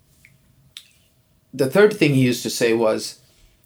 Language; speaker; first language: English; non-native, local second language; Urdu